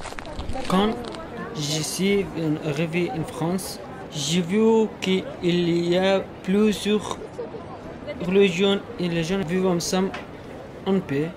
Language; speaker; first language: French; non-native, learner; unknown